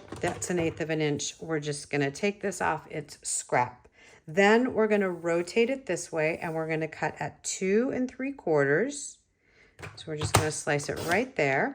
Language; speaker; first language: English; native; English